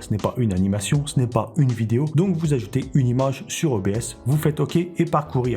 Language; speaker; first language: French; native; French